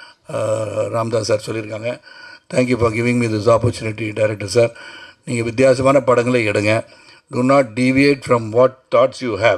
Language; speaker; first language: Tamil; native; Tamil